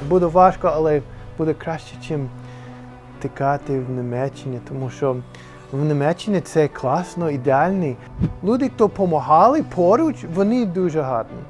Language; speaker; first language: Ukrainian; non-native, learner; English